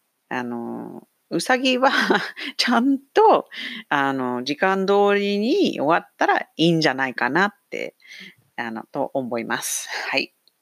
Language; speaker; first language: Japanese; non-native, fluent; English